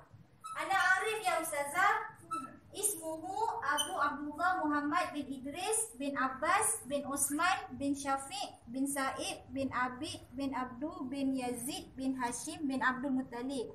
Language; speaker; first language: Arabic; non-native, learner; Malay